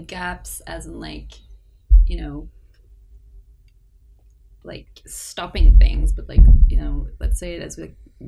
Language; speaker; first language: English; non-native, local second language; Afrikaans